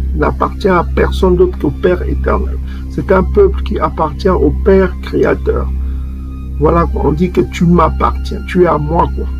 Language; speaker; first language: French; non-native, local second language; Kongo